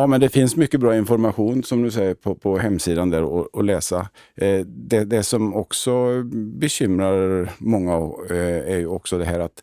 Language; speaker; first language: Swedish; native; Swedish